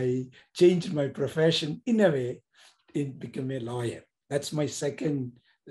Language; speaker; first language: English; non-native, local second language; Tamil